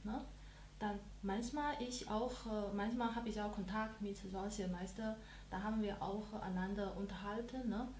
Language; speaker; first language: German; non-native, learner; Chinese